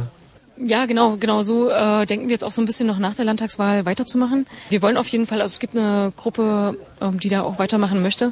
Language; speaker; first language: German; native; German